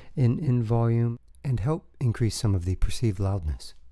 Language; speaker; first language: English; native; English